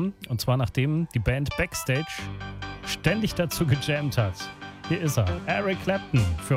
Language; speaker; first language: German; native; German